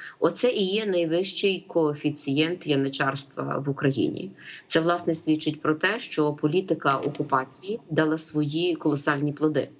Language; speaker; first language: Ukrainian; native; Ukrainian